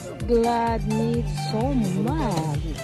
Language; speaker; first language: English; non-native, learner; Filipino